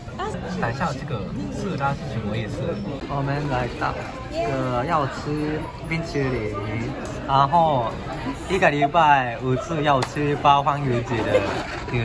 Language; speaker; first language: Chinese; non-native, fluent; Japanese